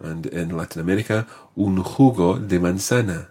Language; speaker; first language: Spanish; non-native, fluent; English